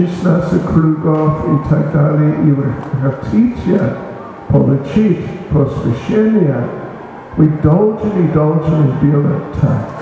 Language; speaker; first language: Russian; non-native, learner; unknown